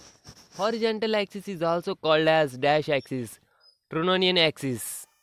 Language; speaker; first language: English; non-native, local second language; Telugu